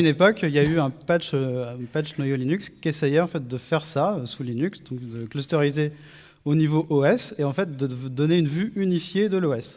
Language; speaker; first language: French; native; French